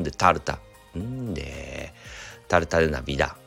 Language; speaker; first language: Spanish; non-native, learner; Japanese